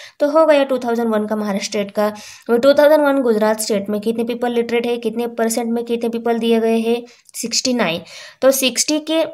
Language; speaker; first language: Hindi; non-native, local second language; Marathi